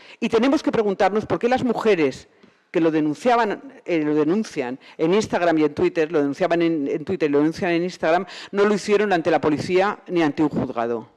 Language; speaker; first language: Spanish; native; Spanish